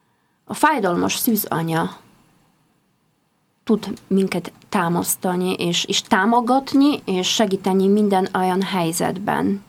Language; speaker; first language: Hungarian; non-native, fluent; Polish